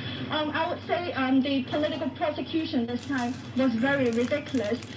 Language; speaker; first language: English; non-native, local second language; Cantonese